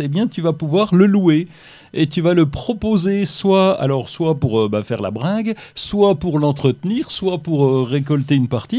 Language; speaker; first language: French; native; French